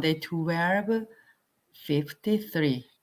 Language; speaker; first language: English; non-native, learner; Korean